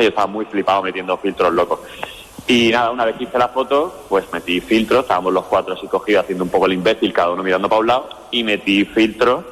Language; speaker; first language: Spanish; native; Spanish